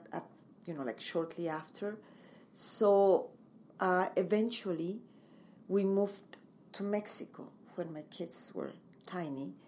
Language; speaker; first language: English; non-native, fluent; Spanish